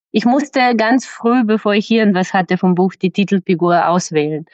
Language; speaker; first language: German; non-native, fluent; Serbian